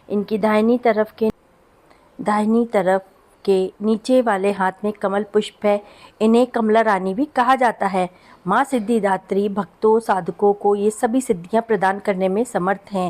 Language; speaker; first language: Hindi; native; Hindi